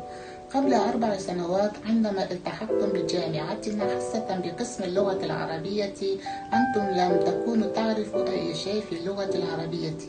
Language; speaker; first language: Arabic; non-native, fluent; Kazakh